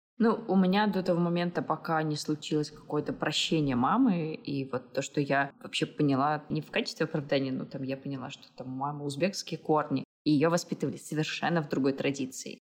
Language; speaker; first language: Russian; native; Russian